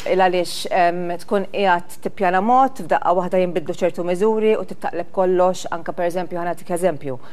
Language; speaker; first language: Maltese; native; Maltese